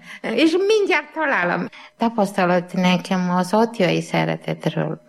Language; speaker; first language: Hungarian; non-native, learner; Malayalam